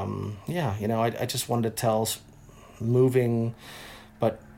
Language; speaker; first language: English; native; English